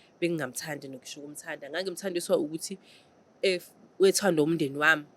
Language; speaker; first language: Zulu; non-native, local second language; Xhosa